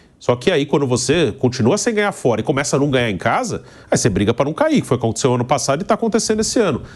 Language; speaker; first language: Portuguese; native; Portuguese